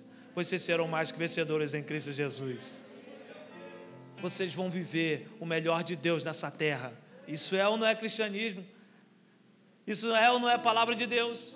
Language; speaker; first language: Portuguese; native; Portuguese